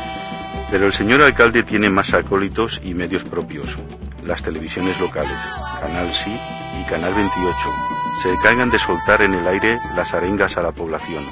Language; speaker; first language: Spanish; native; Spanish